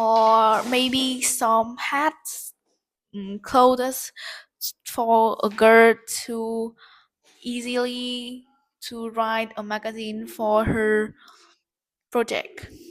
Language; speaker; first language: English; non-native, learner; Vietnamese